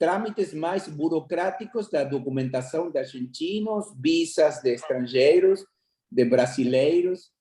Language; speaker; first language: Portuguese; non-native, fluent; Spanish